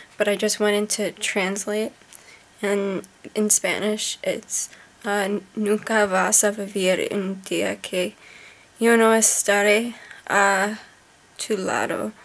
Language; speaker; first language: English; native; English